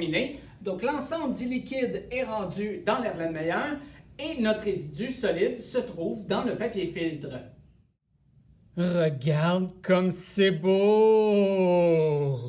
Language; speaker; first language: French; native; French